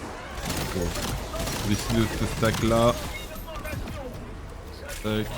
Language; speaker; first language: French; native; French